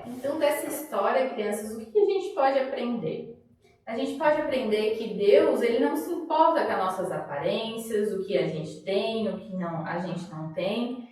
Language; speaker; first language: Portuguese; native; Portuguese